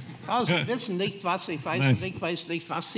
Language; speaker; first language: German; non-native, fluent; English